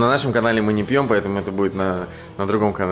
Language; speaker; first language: Russian; native; Russian